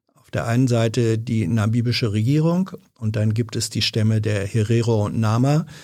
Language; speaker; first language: German; non-native, fluent; French